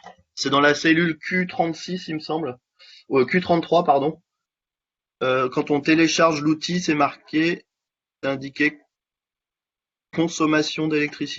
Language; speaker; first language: French; native; French